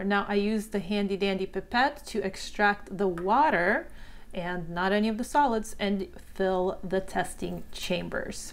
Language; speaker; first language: English; native; English